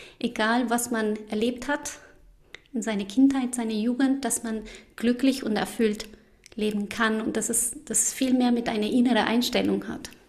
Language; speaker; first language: German; non-native, fluent; Spanish